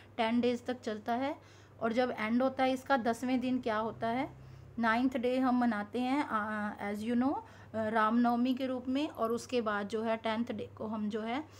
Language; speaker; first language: Hindi; non-native, local second language; Punjabi